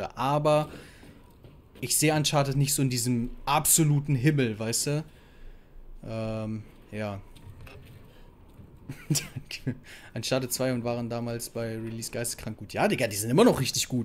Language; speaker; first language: German; native; German